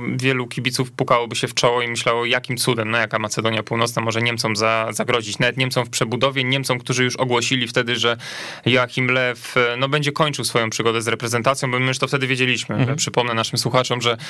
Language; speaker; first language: Polish; native; Polish